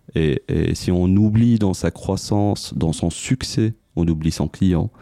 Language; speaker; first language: French; non-native, local second language; Arabic